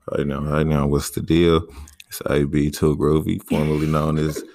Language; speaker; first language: English; native; English